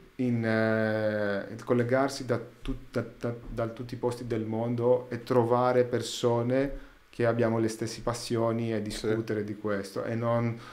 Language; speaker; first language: Italian; non-native, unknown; Greek